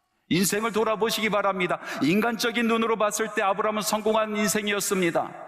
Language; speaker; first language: Korean; native; Korean